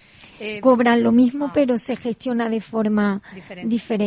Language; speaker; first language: Spanish; native; Spanish